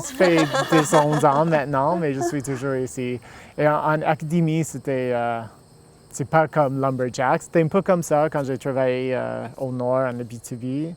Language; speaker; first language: French; non-native, local second language; English